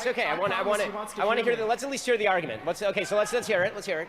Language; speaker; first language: English; native; English